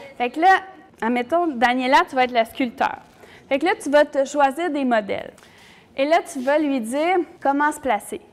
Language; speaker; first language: French; native; French